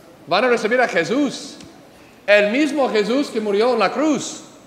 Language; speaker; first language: Spanish; non-native, fluent; English